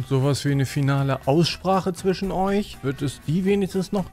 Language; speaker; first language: German; native; German